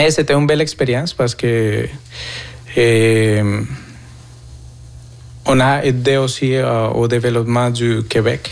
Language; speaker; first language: French; non-native, fluent; Spanish